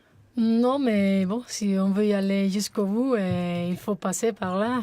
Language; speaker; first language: French; non-native, fluent; Spanish